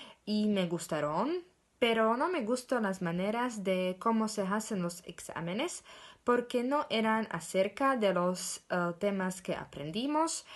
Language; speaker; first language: Spanish; non-native, learner; Slovak